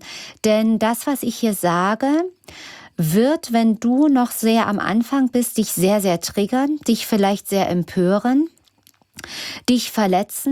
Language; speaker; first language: German; native; German